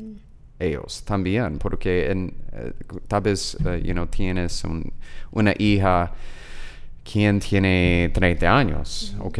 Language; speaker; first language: Spanish; non-native, learner; English